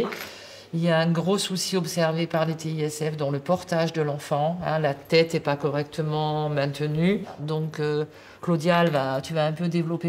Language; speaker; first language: French; native; French